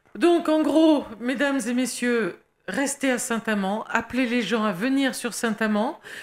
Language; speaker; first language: French; native; French